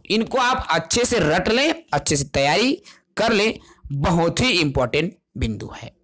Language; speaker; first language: Hindi; non-native, local second language; Chhattisgarhi